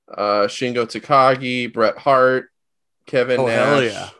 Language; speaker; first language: English; native; English